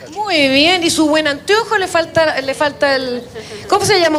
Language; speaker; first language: Spanish; native; Spanish